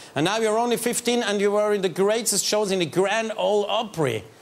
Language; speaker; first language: English; non-native, fluent; German